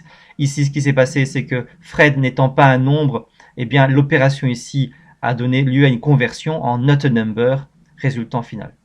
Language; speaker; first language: French; native; French